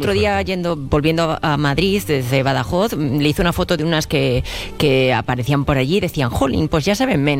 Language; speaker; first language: Spanish; native; Spanish